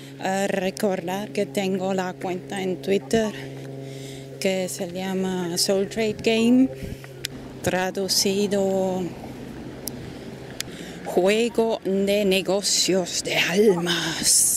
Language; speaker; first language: Spanish; non-native, fluent; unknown